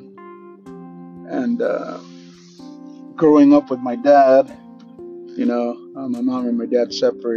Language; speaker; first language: English; native; English